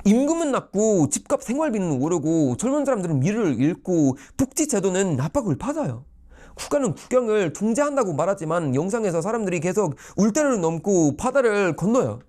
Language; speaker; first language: Korean; non-native, fluent; Swedish